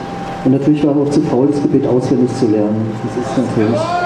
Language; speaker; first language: German; native; German